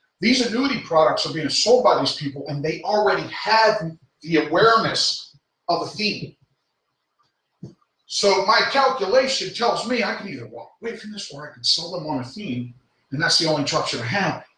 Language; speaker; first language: English; native; English